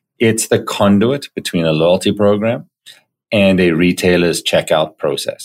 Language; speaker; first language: English; native; English